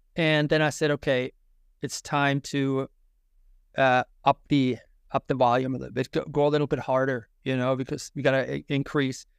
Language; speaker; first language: English; non-native, fluent; German